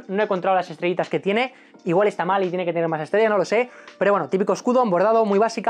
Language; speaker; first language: Spanish; native; Spanish